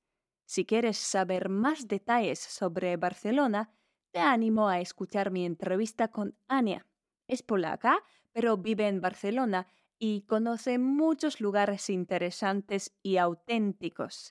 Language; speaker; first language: Spanish; non-native, fluent; Polish